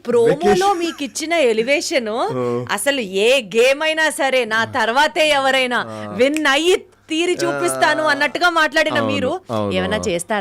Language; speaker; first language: Telugu; native; Telugu